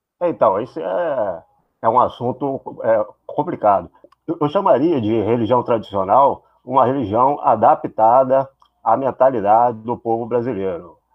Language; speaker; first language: Portuguese; native; Portuguese